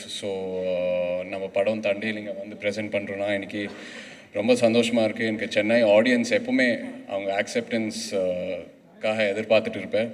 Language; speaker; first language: Tamil; non-native, local second language; Telugu